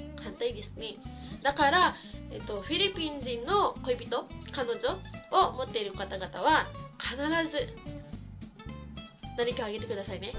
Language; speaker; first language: Japanese; non-native, fluent; Filipino